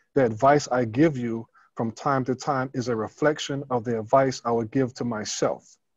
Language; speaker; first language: English; native; English